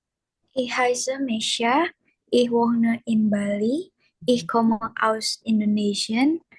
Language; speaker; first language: German; non-native, learner; Indonesian